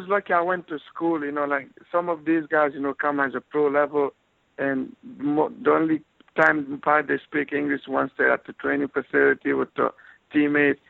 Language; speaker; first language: English; non-native, fluent; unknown